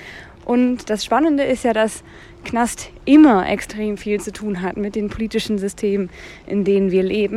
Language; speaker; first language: German; native; German